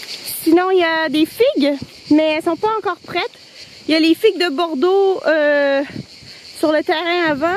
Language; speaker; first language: French; native; French